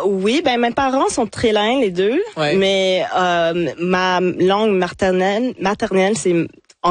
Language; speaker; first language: French; non-native, local second language; English